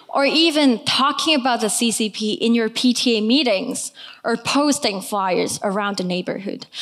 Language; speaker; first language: English; non-native, local second language; Cantonese